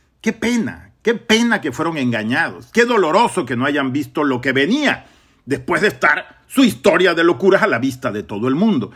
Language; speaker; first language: Spanish; native; Spanish